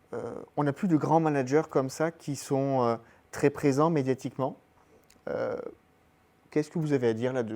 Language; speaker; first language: French; native; French